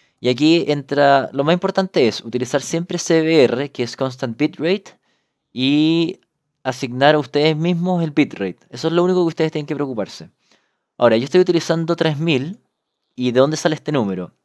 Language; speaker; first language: Spanish; native; Spanish